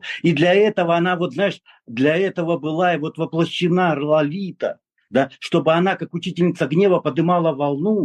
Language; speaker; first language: Russian; native; Russian